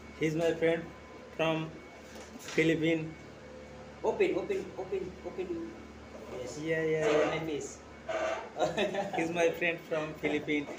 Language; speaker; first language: English; non-native, learner; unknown